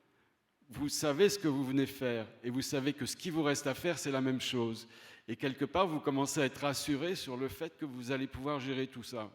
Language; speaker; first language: French; native; French